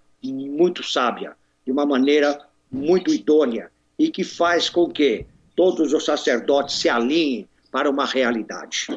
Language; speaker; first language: Portuguese; native; Portuguese